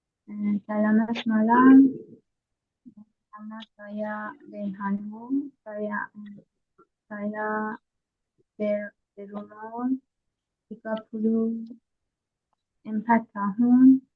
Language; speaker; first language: Indonesian; non-native, learner; Persian